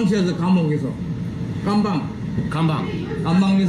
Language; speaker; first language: Korean; native; Korean